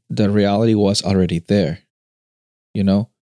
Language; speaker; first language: English; non-native, fluent; Spanish